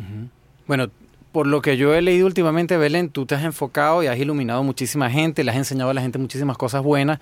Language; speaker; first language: Spanish; native; Spanish